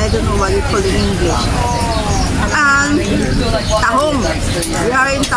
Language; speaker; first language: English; non-native, local second language; Filipino